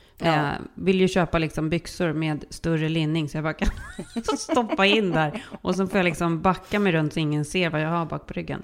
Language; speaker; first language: Swedish; native; Swedish